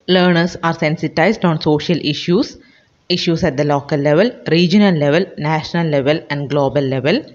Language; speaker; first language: English; non-native, local second language; Malayalam